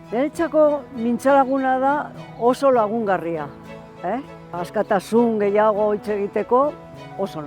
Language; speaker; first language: Basque; non-native, learner; Spanish